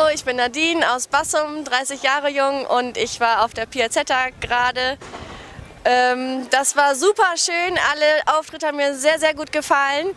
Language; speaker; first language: German; native; German